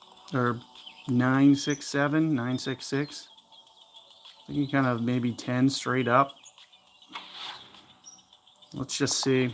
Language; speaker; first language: English; native; English